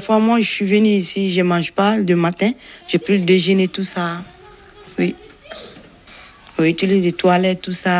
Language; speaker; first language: French; non-native, learner; Bambara